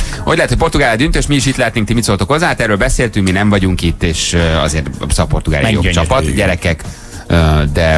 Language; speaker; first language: Hungarian; native; Hungarian